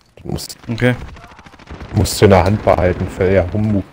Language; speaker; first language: German; native; German